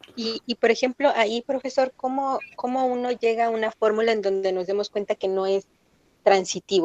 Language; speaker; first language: Spanish; native; Spanish